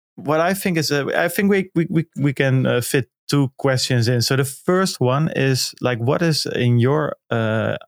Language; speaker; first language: English; non-native, fluent; Dutch